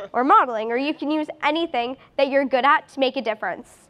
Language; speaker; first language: English; native; English